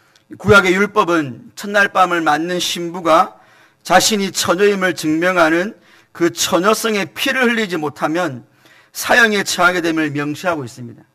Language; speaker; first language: Korean; native; Korean